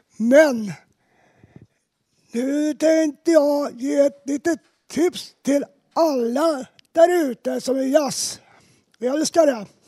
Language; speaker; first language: Swedish; native; Swedish